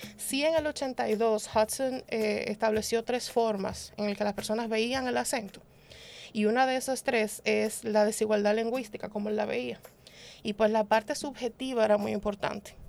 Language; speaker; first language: Spanish; native; Spanish